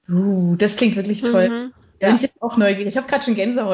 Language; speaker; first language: German; native; German